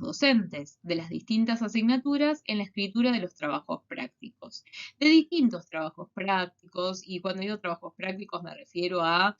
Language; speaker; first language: Spanish; native; Spanish